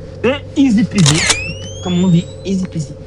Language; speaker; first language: French; native; French